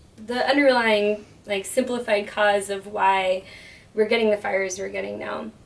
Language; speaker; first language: English; native; English